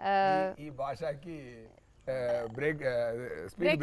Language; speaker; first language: Telugu; non-native, fluent; Tamil